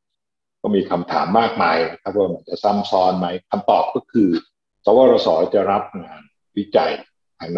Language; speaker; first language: Thai; native; Thai